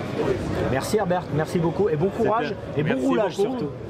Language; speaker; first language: French; native; French